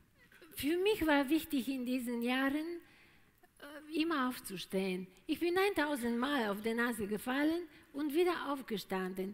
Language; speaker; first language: German; non-native, fluent; Bulgarian